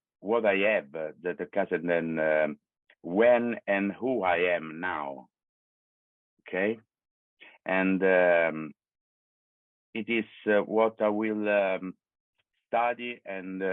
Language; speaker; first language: English; non-native, learner; Italian